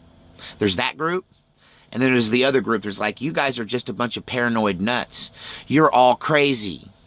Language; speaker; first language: English; native; English